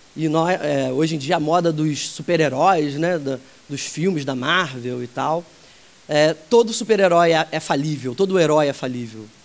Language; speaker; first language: Portuguese; native; Portuguese